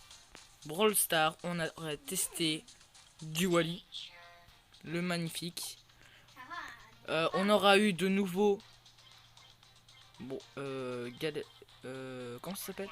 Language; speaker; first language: French; native; French